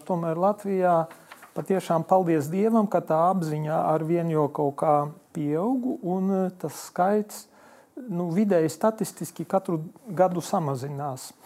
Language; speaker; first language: Latvian; non-native, local second language; Polish